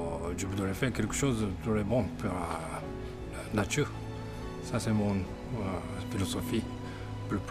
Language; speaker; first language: French; non-native, learner; Japanese